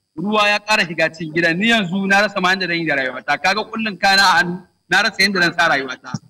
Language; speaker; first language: Hausa; native; Hausa